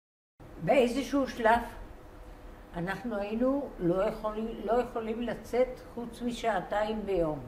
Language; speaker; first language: Hebrew; non-native, fluent; Bulgarian